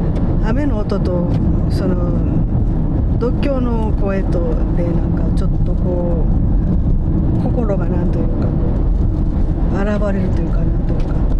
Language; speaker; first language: Japanese; native; Japanese